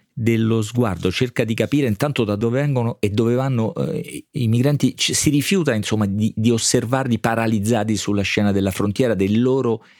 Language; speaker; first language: Italian; native; Italian